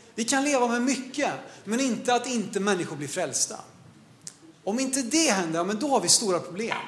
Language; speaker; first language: Swedish; native; Swedish